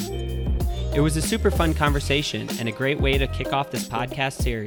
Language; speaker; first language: English; native; English